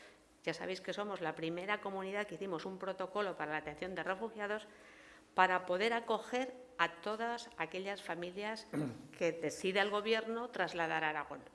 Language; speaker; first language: Spanish; native; Spanish